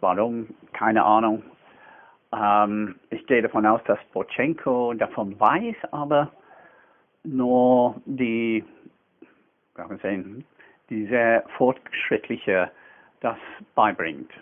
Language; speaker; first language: German; non-native, fluent; English